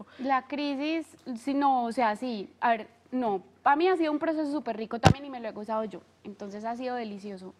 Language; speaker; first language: Spanish; native; Spanish